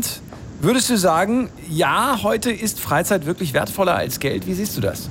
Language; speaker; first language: German; native; German